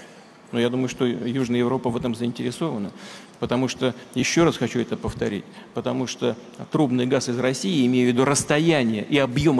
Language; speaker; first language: Russian; native; Russian